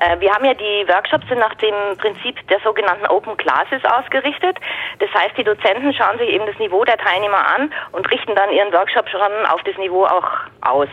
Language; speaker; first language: German; native; German